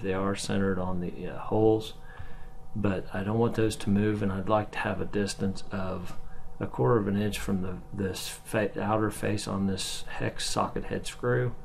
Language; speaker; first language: English; native; English